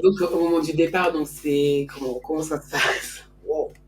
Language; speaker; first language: French; native; French